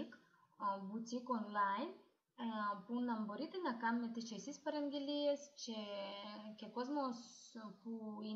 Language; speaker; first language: Greek; non-native, learner; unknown